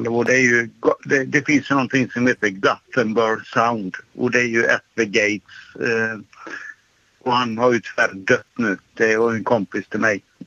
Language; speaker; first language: Swedish; native; Swedish